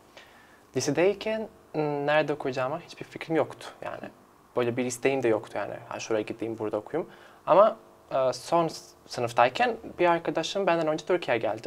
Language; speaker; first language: Turkish; non-native, fluent; Serbian